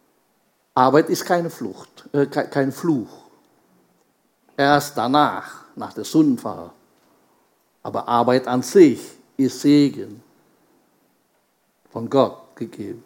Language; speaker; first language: German; non-native, fluent; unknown